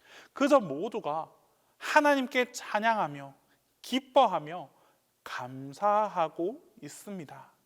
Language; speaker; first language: Korean; native; Korean